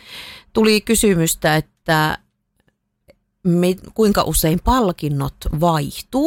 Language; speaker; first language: Finnish; native; Finnish